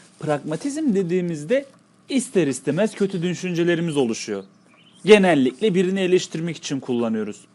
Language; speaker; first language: Turkish; native; Turkish